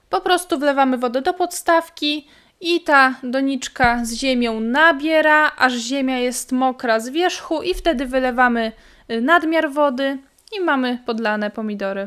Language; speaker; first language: Polish; native; Polish